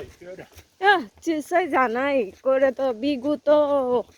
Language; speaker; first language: Japanese; non-native, learner; Bangla